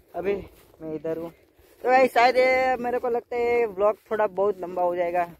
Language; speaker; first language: Hindi; non-native, local second language; Gujarati